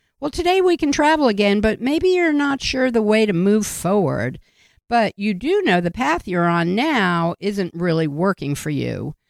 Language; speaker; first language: English; native; English